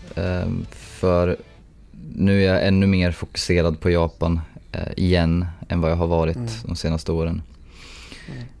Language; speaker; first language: Swedish; native; Swedish